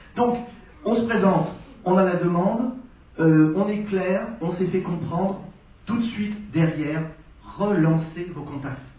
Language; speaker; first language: French; native; French